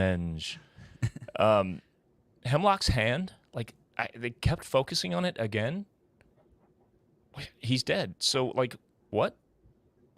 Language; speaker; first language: English; native; English